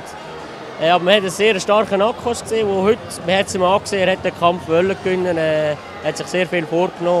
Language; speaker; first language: German; native; German